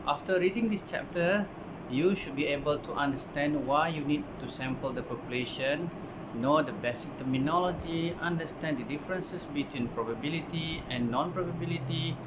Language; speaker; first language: English; non-native, local second language; Malay